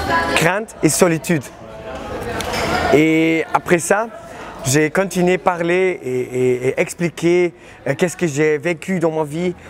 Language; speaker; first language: French; non-native, learner; German